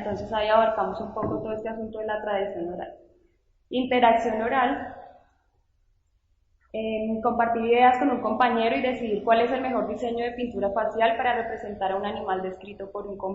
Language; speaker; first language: Spanish; native; Spanish